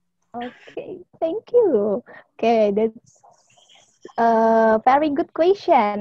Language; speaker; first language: English; non-native, fluent; Indonesian